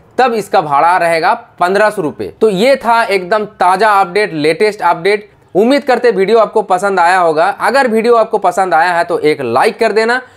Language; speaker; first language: Hindi; non-native, fluent; Bangla